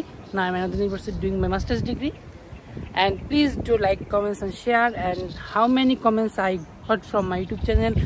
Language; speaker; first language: English; non-native, learner; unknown